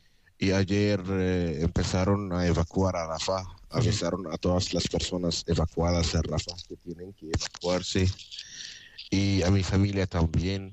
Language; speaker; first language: Spanish; non-native, fluent; Arabic